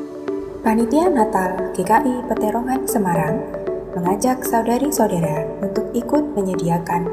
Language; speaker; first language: Indonesian; native; Indonesian